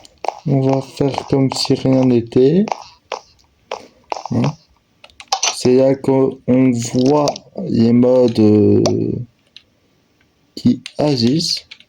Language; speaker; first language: French; native; French